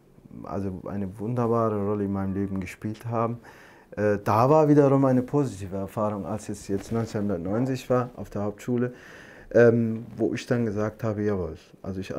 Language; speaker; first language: German; non-native, fluent; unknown